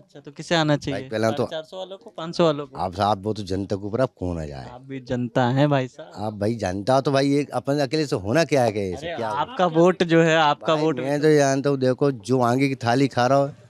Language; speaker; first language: Hindi; native; Hindi